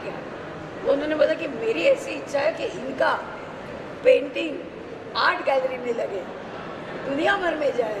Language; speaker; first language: Hindi; native; Hindi